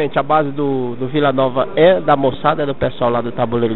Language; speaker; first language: Portuguese; native; Portuguese